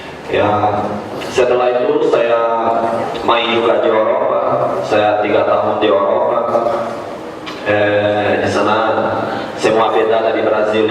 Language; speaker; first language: Indonesian; non-native, fluent; Portuguese